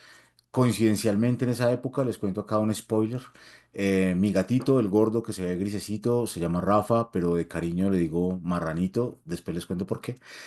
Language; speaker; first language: Spanish; native; Spanish